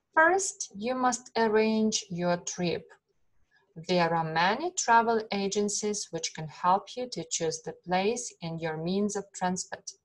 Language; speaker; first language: English; non-native, fluent; Ukrainian